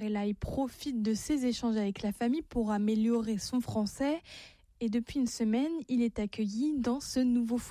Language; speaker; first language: French; native; French